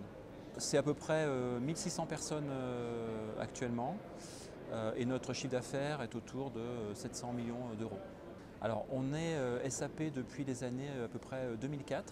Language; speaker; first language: French; native; French